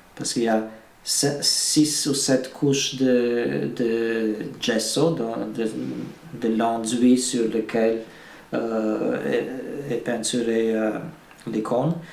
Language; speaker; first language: French; non-native, fluent; Bulgarian